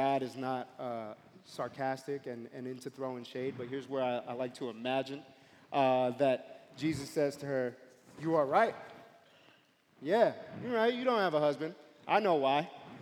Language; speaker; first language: English; native; English